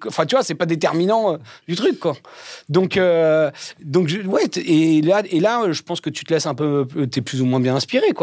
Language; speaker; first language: French; native; French